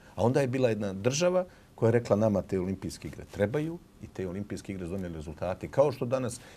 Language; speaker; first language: Serbian; native; Serbian